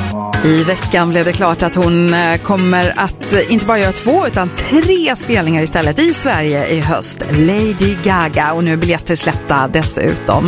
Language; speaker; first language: Swedish; native; Swedish